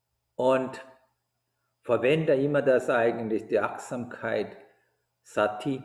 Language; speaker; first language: German; non-native, fluent; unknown